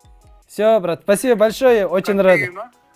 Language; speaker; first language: Russian; non-native, learner; Kazakh